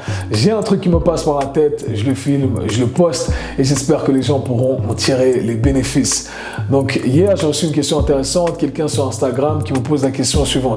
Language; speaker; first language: French; native; French